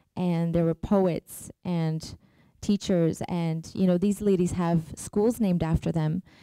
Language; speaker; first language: English; early bilingual, other home language; Persian